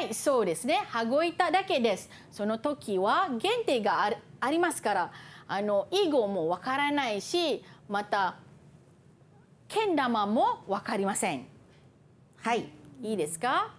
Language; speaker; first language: Japanese; non-native, fluent; Malay